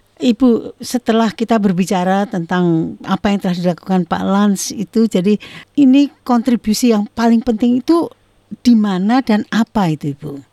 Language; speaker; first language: Indonesian; native; Indonesian